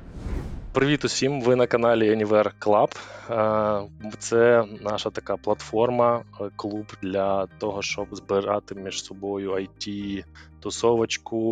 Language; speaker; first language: Ukrainian; native; Ukrainian